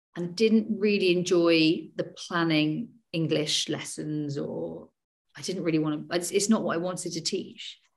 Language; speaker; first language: English; native; English